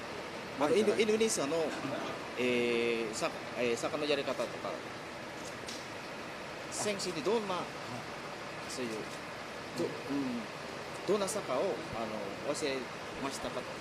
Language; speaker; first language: Japanese; non-native, learner; Indonesian